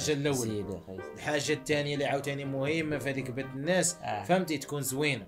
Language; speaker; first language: Arabic; native; Arabic